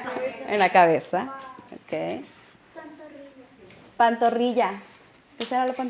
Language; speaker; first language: Spanish; native; Spanish